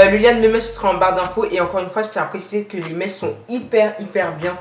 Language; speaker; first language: French; native; French